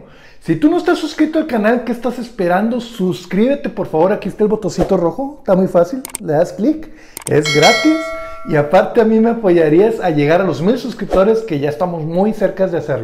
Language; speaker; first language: Spanish; native; Spanish